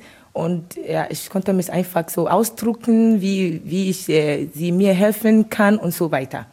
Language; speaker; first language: German; non-native, learner; Akan